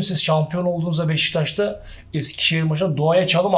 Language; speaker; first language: Turkish; native; Turkish